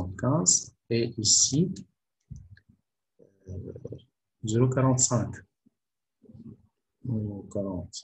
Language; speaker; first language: French; non-native, local second language; Arabic